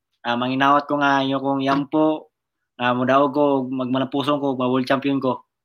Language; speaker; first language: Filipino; non-native, local second language; Cebuano